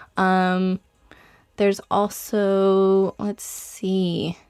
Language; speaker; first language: English; native; English